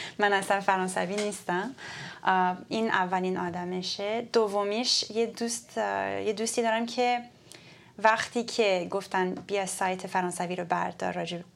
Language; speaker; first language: Persian; early bilingual, heritage; Persian